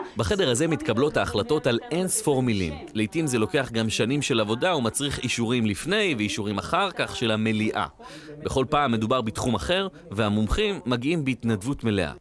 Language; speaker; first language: Hebrew; native; Hebrew